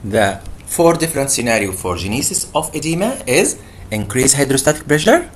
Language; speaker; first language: English; non-native, fluent; Arabic